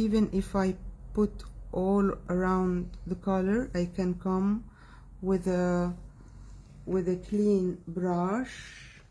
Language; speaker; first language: English; non-native, fluent; Arabic